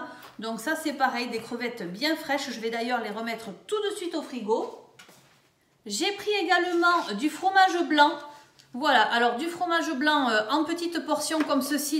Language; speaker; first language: French; native; French